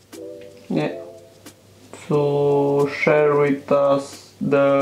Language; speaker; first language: English; non-native, learner; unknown